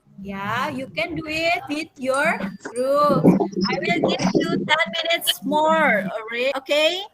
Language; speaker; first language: English; non-native, fluent; Indonesian